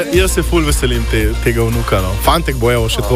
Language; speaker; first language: Slovenian; native; Slovenian